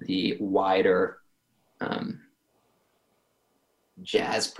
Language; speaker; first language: English; native; English